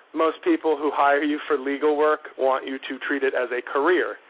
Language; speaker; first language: English; native; English